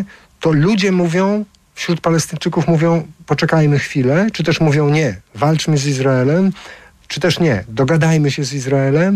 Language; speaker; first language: Polish; native; Polish